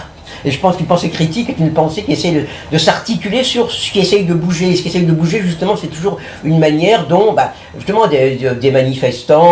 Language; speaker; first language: French; native; French